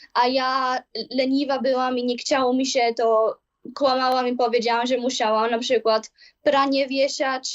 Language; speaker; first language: Polish; early bilingual, heritage; Polish